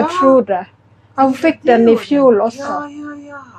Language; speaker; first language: Norwegian; non-native, learner; Thai